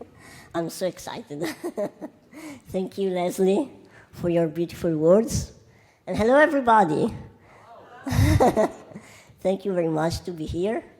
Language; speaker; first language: English; non-native, fluent; Italian